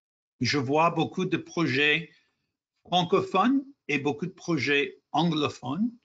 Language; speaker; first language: French; non-native, fluent; English